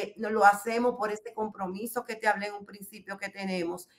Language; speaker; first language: Spanish; native; Spanish